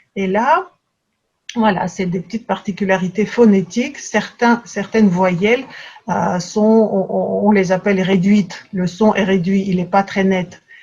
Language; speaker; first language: French; non-native, fluent; Russian